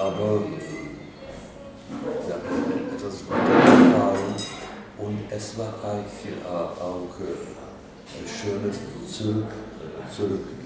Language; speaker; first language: German; non-native, learner; Czech